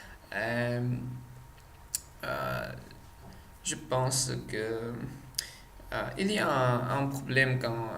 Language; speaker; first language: French; non-native, learner; Czech